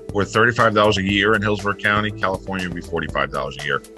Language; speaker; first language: English; native; English